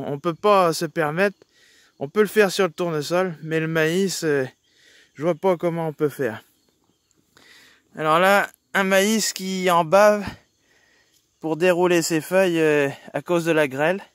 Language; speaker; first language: French; native; French